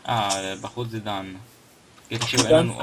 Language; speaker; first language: Hebrew; native; Hebrew